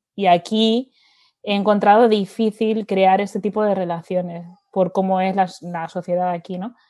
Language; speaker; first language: Spanish; native; Spanish